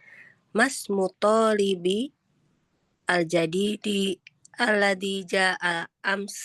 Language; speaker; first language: Arabic; non-native, learner; Indonesian